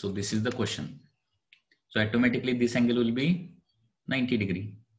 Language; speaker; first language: English; non-native, local second language; Marathi